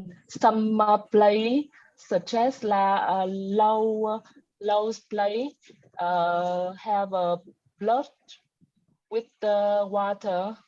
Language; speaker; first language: English; non-native, learner; Vietnamese